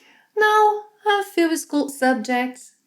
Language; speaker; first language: English; non-native, fluent; Portuguese